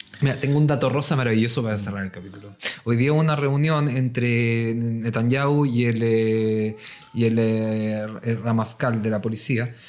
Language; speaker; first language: Spanish; native; Spanish